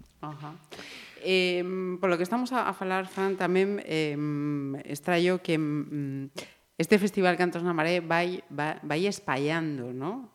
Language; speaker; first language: Galician; native; Galician